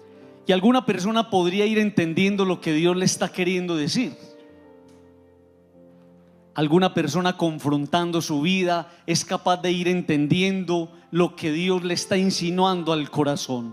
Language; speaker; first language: Spanish; native; Spanish